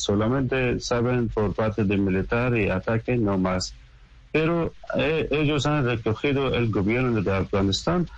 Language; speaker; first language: Spanish; non-native, learner; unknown